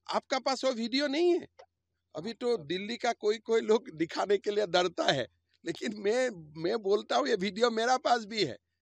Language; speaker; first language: Hindi; non-native, local second language; Assamese